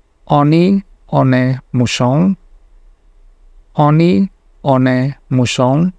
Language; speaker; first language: Polish; non-native, fluent; Indonesian